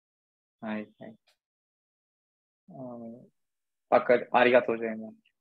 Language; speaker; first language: Japanese; non-native, learner; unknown